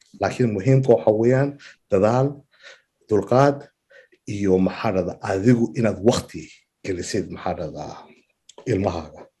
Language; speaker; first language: Somali; early bilingual, heritage; Somali